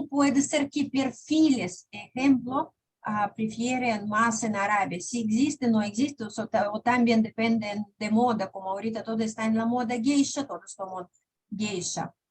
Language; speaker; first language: Spanish; non-native, fluent; Russian